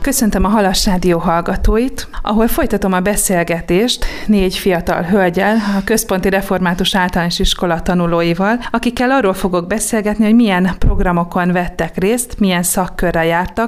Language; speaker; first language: Hungarian; native; Hungarian